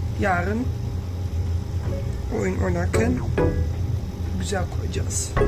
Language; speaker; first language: Turkish; non-native, fluent; Dutch